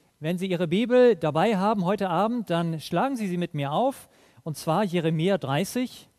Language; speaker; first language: German; native; German